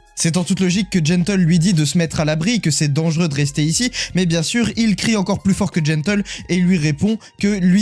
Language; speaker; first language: French; native; French